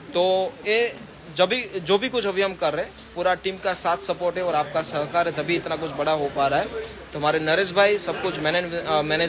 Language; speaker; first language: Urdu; non-native, local second language; Gujarati